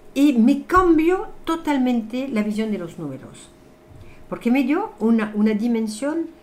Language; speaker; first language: Spanish; non-native, fluent; French